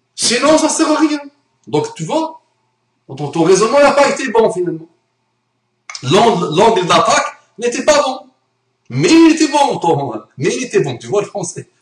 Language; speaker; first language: French; early bilingual, other home language; Arabic